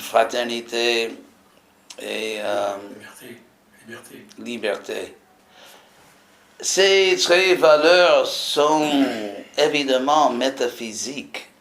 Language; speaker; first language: French; non-native, fluent; English